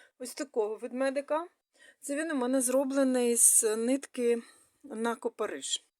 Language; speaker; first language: Ukrainian; non-native, local second language; Russian